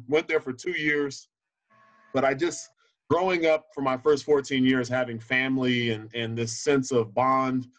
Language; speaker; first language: English; native; English